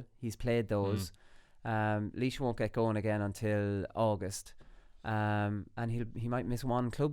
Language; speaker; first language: English; native; English